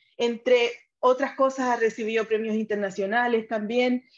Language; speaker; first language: Spanish; native; Spanish